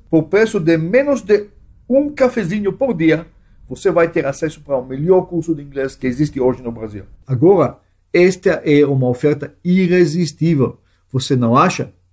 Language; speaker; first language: Portuguese; non-native, fluent; Hebrew